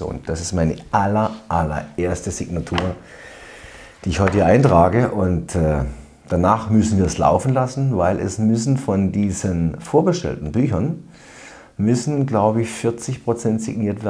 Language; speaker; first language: German; native; German